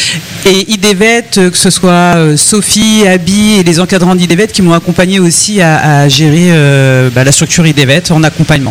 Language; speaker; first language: French; native; French